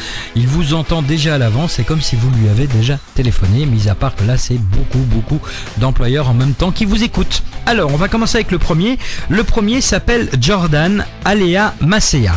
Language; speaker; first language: French; native; French